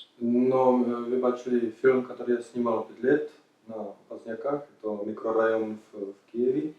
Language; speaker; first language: Ukrainian; non-native, learner; Czech